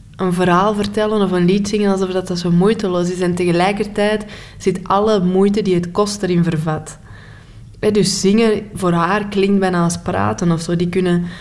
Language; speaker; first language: Dutch; native; Dutch